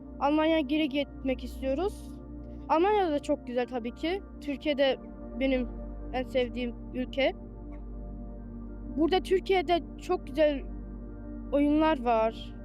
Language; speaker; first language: Turkish; early bilingual, heritage; Turkish